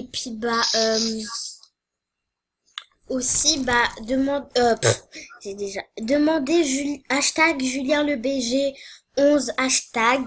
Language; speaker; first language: French; native; French